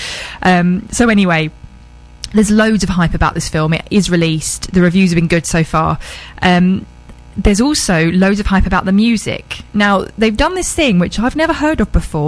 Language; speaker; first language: English; native; English